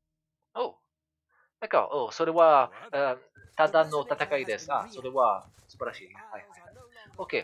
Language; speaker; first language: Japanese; non-native, learner; French